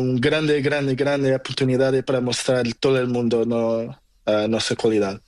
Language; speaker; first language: Spanish; non-native, learner; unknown